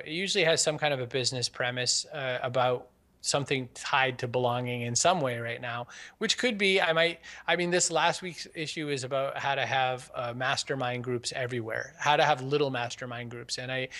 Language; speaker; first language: English; native; English